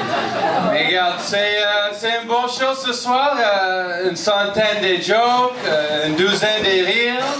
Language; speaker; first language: French; non-native, local second language; English